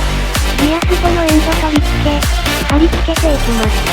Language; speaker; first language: Japanese; native; Japanese